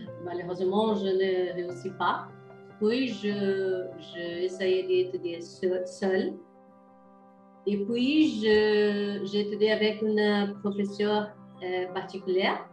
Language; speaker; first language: French; non-native, learner; Portuguese